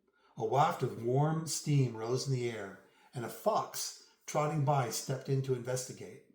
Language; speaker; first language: English; native; English